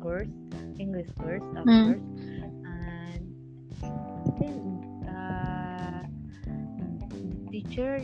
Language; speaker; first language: English; non-native, learner; Indonesian